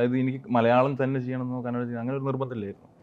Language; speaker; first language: Malayalam; native; Malayalam